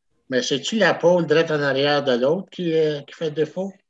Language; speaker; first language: French; native; French